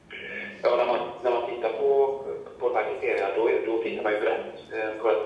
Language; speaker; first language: Swedish; native; Swedish